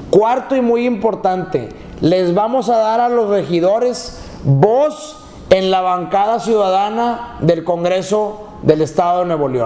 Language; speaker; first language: Spanish; native; Spanish